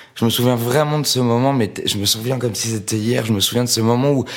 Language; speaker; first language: French; native; French